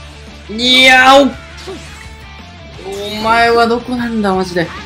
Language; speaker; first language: Japanese; native; Japanese